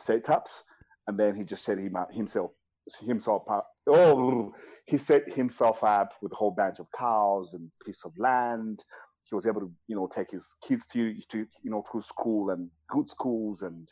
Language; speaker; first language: English; non-native, local second language; Kinyarwanda